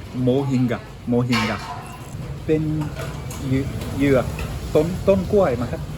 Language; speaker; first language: Thai; non-native, learner; English